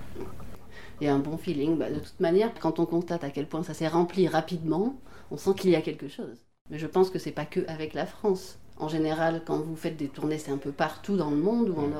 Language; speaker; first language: French; native; French